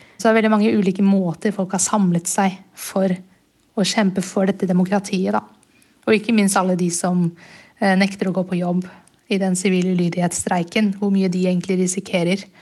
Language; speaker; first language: Norwegian; early bilingual, other home language; Burmese